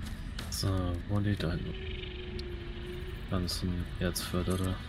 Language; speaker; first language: German; native; German